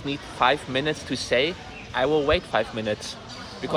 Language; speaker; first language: English; non-native, fluent; German